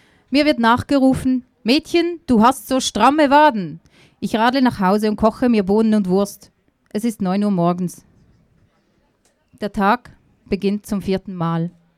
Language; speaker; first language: German; native; German